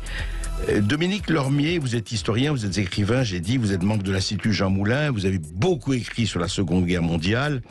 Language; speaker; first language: French; native; French